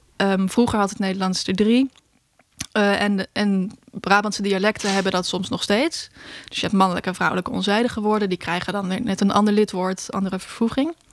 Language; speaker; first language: Dutch; native; Dutch